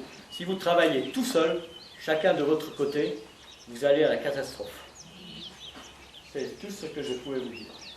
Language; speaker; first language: French; native; French